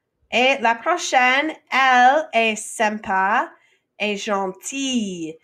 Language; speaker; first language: French; non-native, fluent; English